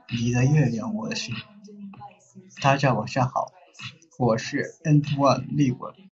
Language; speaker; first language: Chinese; non-native, learner; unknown